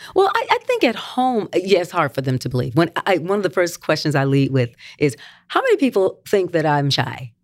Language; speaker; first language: English; native; English